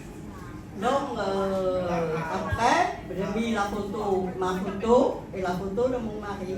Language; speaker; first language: French; non-native, fluent; Khmer